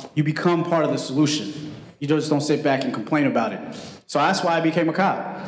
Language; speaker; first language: English; early bilingual, other home language; Spanish